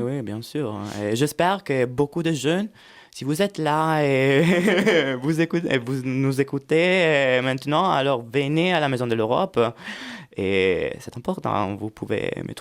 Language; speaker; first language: French; non-native, fluent; Italian